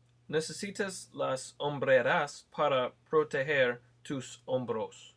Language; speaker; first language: Spanish; non-native, learner; English